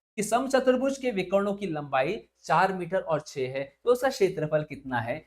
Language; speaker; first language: Hindi; non-native, local second language; Marathi